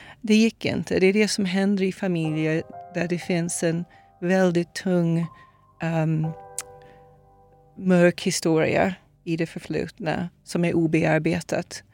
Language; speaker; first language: Swedish; non-native, fluent; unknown